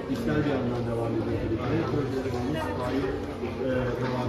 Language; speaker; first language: Turkish; native; Turkish